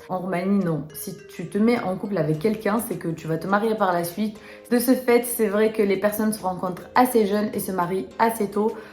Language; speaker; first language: French; early bilingual, other home language; Romanian